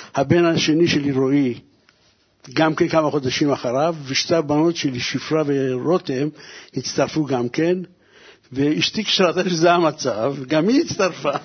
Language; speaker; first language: Hebrew; early bilingual, other home language; Persian